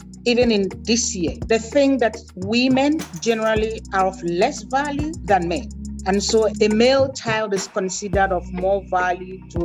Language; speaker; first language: English; non-native, local second language; Igbo